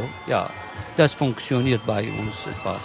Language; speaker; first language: German; non-native, local second language; Kurdish